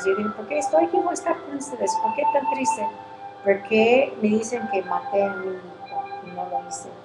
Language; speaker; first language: Spanish; early bilingual, heritage; English